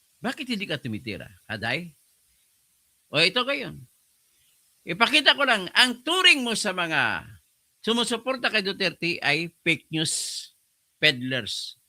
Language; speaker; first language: Filipino; non-native, local second language; Hiligaynon